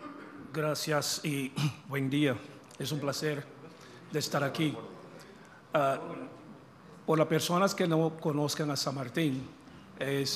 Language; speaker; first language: Spanish; non-native, fluent; English